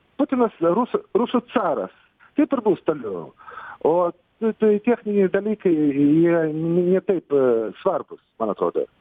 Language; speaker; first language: Lithuanian; non-native, fluent; Russian